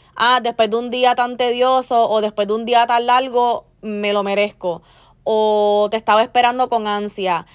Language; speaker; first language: Spanish; early bilingual, heritage; Spanish